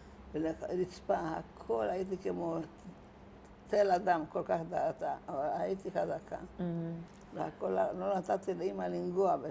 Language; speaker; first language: Hebrew; non-native, fluent; Hungarian